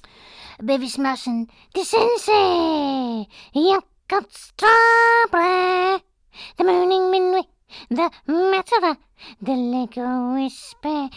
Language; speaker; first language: English; native; English